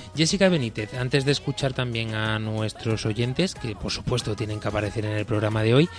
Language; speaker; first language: Spanish; native; Spanish